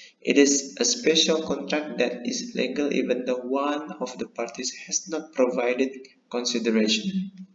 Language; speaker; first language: English; non-native, fluent; Indonesian